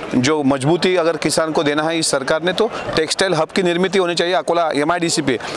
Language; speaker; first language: Hindi; non-native, local second language; Marathi